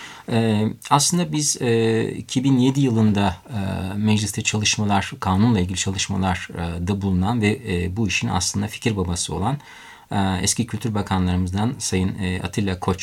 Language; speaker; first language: Turkish; native; Turkish